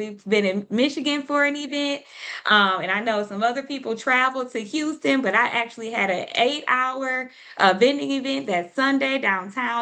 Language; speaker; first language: English; native; English